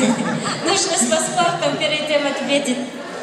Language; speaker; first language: Russian; non-native, learner; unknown